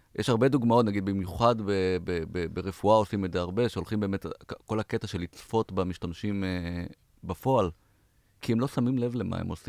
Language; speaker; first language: Hebrew; native; Hebrew